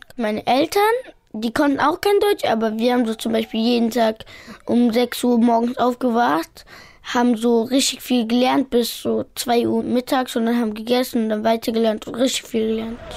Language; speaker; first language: German; early bilingual, other home language; Pashto